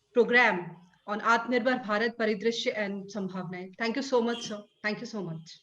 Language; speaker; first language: English; non-native, local second language; Hindi